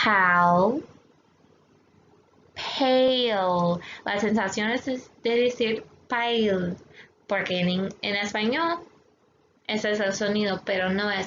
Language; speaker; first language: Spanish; non-native, fluent; English